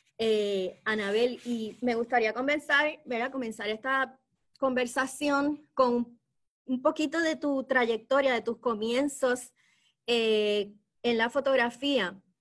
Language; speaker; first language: Spanish; native; Spanish